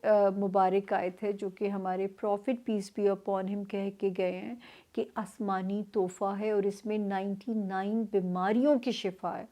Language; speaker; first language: Urdu; native; Urdu